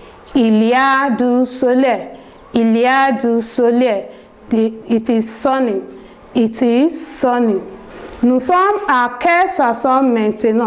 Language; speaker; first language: French; non-native, learner; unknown